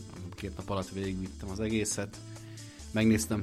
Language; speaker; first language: Hungarian; native; Hungarian